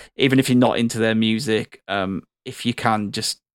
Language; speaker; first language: English; native; English